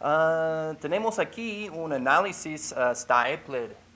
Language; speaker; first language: Spanish; non-native, fluent; English